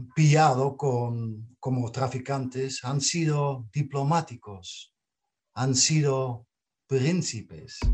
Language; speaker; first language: Spanish; non-native, fluent; Dutch